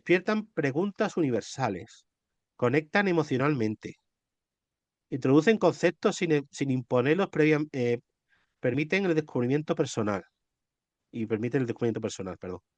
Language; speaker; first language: Spanish; native; Spanish